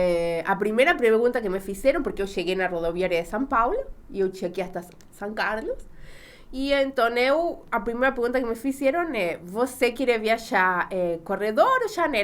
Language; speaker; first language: Portuguese; non-native, fluent; Spanish